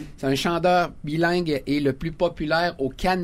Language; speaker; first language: French; native; French